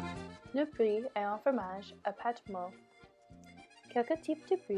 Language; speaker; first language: French; non-native, learner; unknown